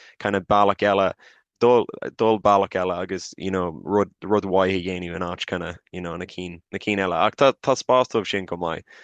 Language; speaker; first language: Irish; non-native, local second language; English